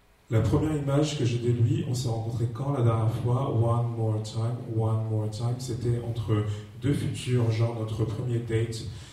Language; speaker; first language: French; native; French